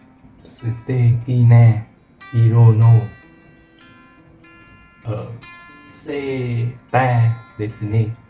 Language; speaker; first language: Japanese; non-native, learner; Vietnamese